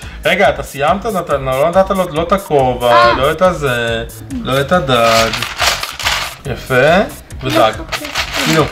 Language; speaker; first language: Hebrew; native; Hebrew